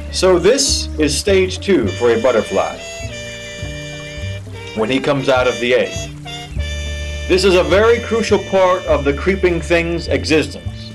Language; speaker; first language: English; native; English